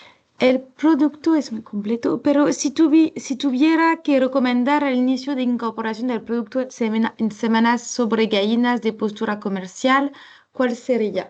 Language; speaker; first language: Spanish; non-native, learner; French